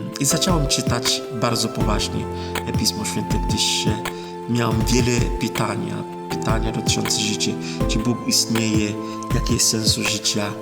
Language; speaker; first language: Polish; non-native, fluent; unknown